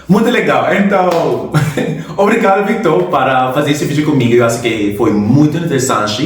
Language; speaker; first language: Portuguese; non-native, fluent; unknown